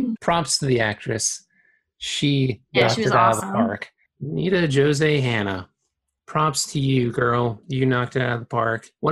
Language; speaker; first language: English; native; English